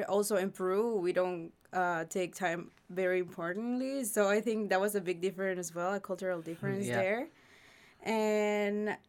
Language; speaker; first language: English; non-native, fluent; Spanish